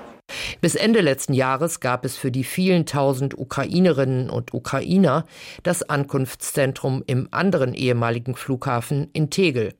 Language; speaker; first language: German; native; German